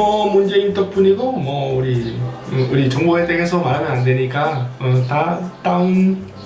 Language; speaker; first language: Korean; non-native, fluent; Spanish